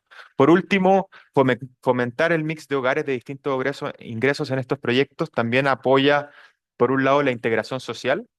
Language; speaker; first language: Spanish; native; Spanish